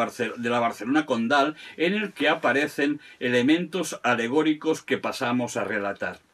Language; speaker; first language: Spanish; non-native, local second language; Catalan